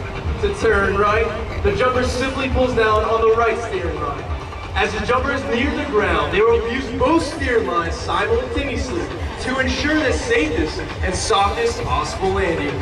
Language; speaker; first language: English; native; English